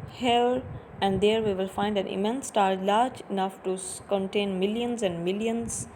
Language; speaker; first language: English; non-native, local second language; Urdu